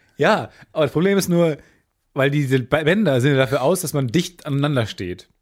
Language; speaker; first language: German; native; German